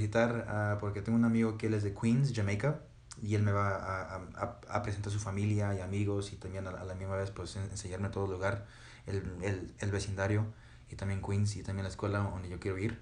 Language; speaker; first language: Spanish; early bilingual, heritage; Spanish